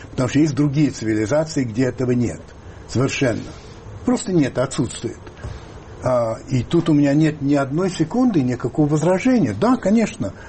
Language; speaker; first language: Russian; non-native, fluent; French